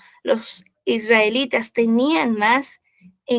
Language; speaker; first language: Spanish; native; Spanish